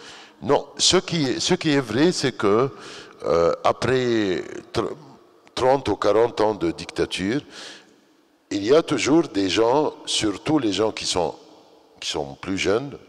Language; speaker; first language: French; non-native, fluent; Arabic